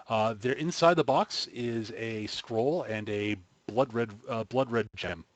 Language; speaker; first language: English; native; English